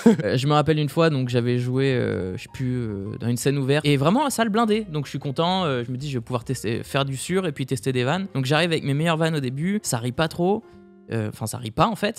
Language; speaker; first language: French; native; French